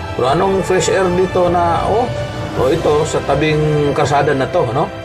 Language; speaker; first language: Filipino; non-native, local second language; Cebuano